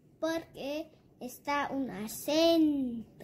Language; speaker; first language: Spanish; early bilingual, heritage; German